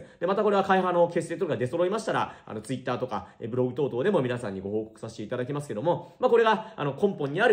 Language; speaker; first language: Japanese; native; Japanese